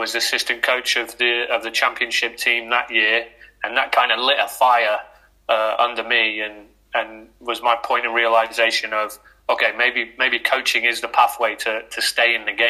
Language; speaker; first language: English; native; English